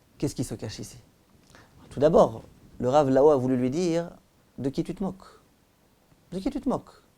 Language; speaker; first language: French; native; French